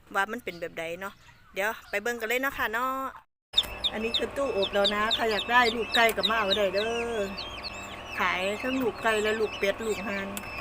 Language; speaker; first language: Thai; native; Thai